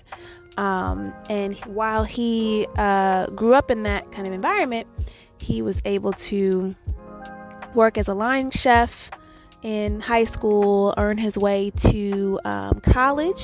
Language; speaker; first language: English; native; English